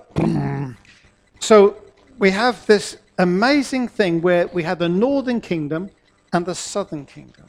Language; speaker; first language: English; native; English